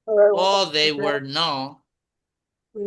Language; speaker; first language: English; non-native, fluent; Spanish